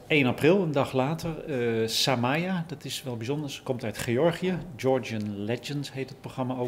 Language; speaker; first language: Dutch; native; Dutch